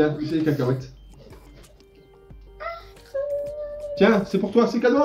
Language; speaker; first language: French; native; French